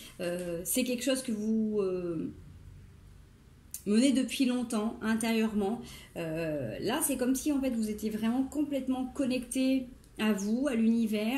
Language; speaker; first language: French; native; French